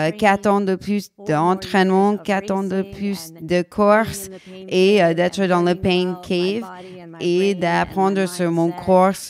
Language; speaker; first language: French; non-native, learner; English